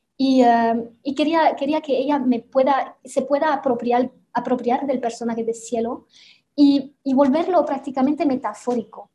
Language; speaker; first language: Spanish; non-native, fluent; Romanian